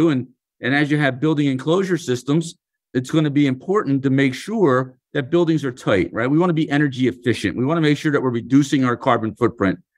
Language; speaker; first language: English; native; English